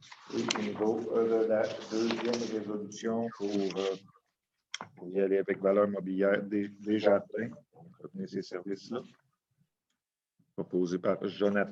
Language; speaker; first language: French; native; French